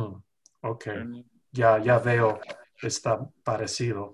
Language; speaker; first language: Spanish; non-native, learner; English